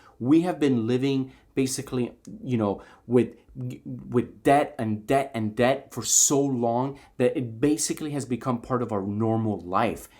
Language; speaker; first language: English; native; English